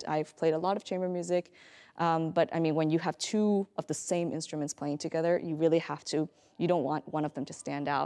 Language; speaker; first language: English; native; English